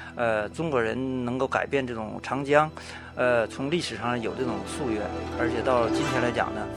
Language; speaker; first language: Chinese; native; Chinese